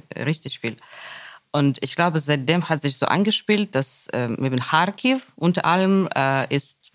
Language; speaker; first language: German; non-native, fluent; Ukrainian